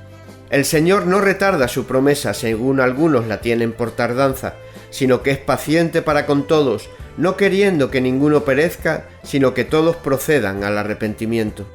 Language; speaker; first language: Spanish; native; Spanish